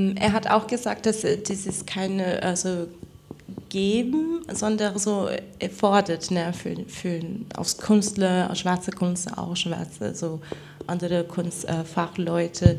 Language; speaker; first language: German; non-native, fluent; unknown